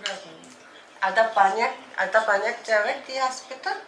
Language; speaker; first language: Indonesian; non-native, learner; Korean